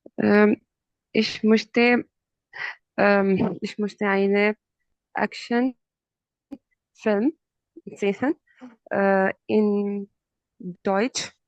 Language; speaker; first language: German; non-native, learner; Urdu